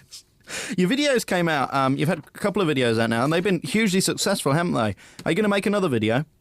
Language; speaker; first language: English; native; English